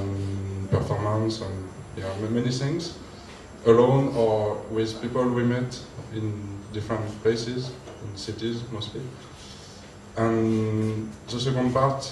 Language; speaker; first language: English; non-native, learner; French